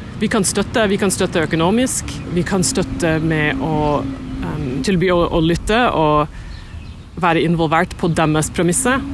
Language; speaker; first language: Norwegian; non-native, fluent; English